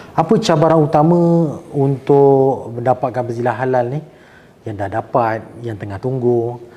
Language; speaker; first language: Malay; native; Malay